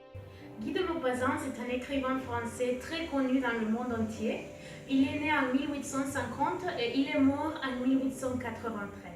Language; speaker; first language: French; non-native, learner; Spanish